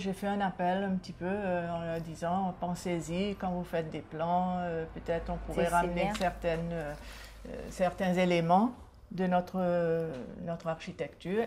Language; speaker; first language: French; non-native, local second language; Seselwa Creole French